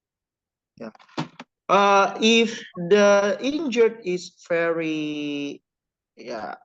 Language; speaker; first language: English; non-native, learner; Indonesian